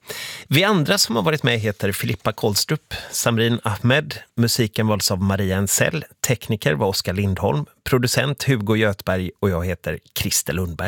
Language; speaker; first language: Swedish; native; Swedish